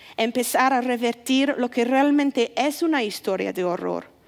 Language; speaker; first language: Spanish; non-native, fluent; English